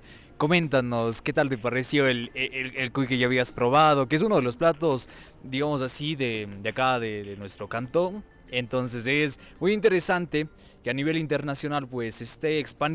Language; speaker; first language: Spanish; native; Spanish